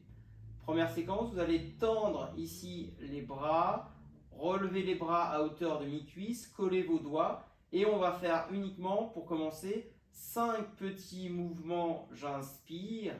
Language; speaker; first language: French; native; French